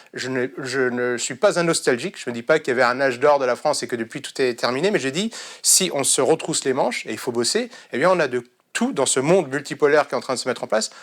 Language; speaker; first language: French; early bilingual, other home language; Serbian